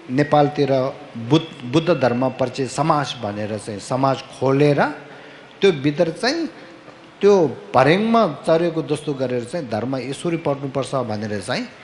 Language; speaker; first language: Nepali; non-native, fluent; Tibetan